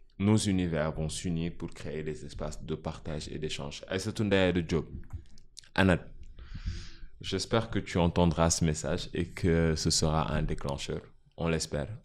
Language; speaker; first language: French; non-native, local second language; Wolof